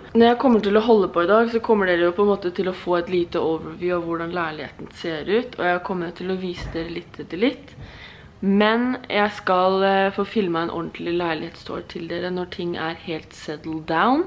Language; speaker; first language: Norwegian; native; Norwegian